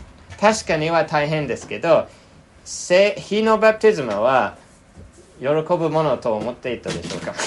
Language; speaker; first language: Japanese; non-native, fluent; English